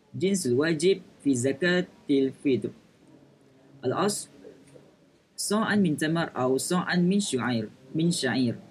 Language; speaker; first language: Arabic; non-native, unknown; Malay